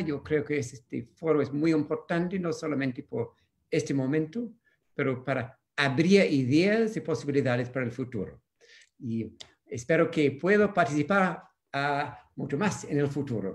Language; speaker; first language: Spanish; non-native, fluent; English